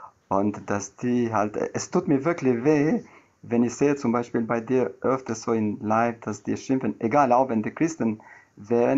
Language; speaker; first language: German; non-native, learner; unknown